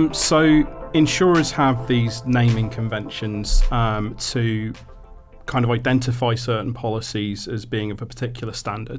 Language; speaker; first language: English; native; English